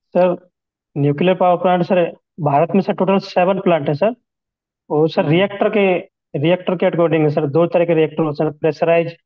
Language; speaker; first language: Hindi; native; Hindi